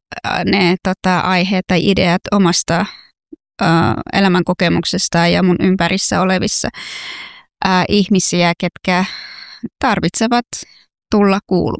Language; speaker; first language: Finnish; non-native, fluent; Persian